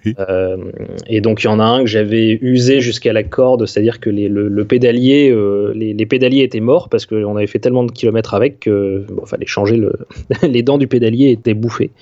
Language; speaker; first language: French; native; French